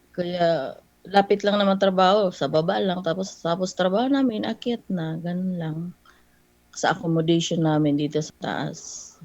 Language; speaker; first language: Filipino; non-native, local second language; Waray